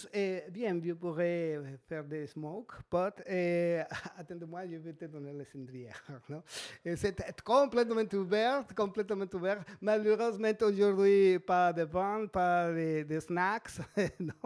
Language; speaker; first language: French; non-native, learner; Spanish